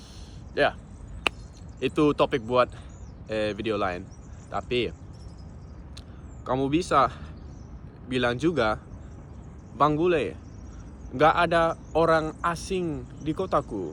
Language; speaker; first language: Indonesian; non-native, fluent; English